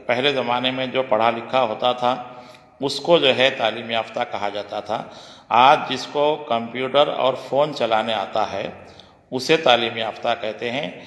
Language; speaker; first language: Urdu; native; Urdu